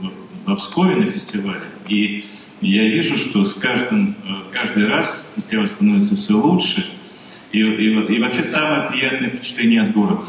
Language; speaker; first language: Russian; native; Russian